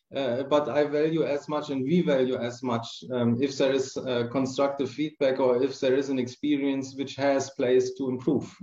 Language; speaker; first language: English; non-native, fluent; German